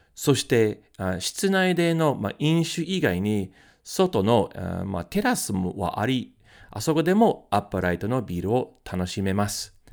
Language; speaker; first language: Japanese; non-native, fluent; English